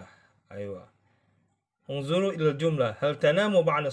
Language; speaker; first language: Arabic; non-native, fluent; Indonesian